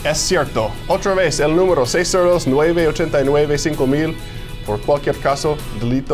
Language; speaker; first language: Spanish; non-native, fluent; English